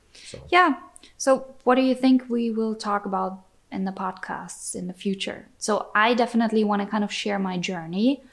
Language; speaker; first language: English; non-native, fluent; German